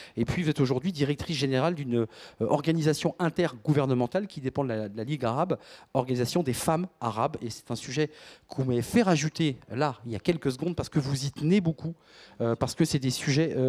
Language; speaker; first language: French; native; French